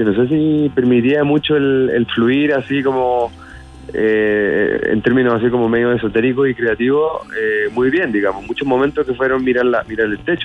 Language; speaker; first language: Spanish; native; Spanish